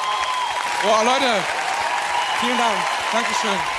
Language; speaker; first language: German; early bilingual, other home language; Bosnian